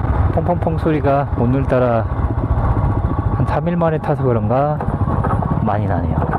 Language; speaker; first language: Korean; native; Korean